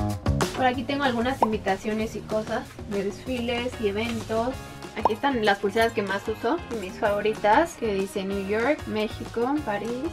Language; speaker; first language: Spanish; native; Spanish